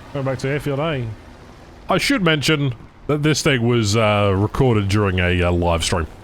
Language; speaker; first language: English; native; English